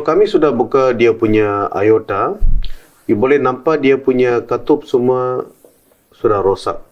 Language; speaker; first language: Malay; non-native, local second language; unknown